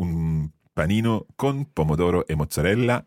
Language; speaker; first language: Italian; non-native, fluent; English